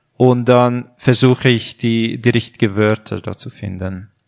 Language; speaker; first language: German; non-native, fluent; Hungarian